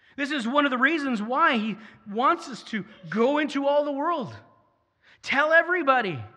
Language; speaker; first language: English; native; English